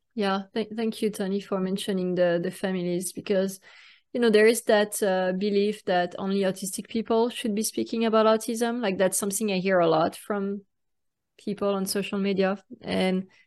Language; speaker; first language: English; non-native, fluent; French